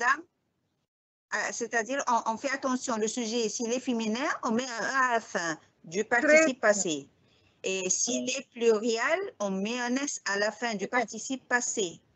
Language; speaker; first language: French; non-native, fluent; Arabic